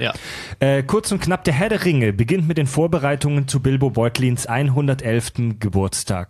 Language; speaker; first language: German; native; German